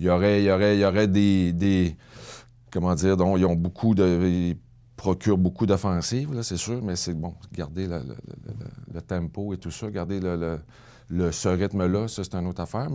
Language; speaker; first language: French; native; French